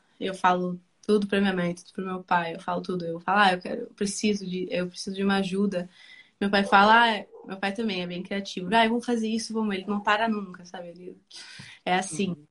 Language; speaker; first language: Portuguese; early bilingual, other home language; Spanish